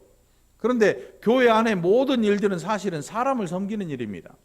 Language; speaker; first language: Korean; native; Korean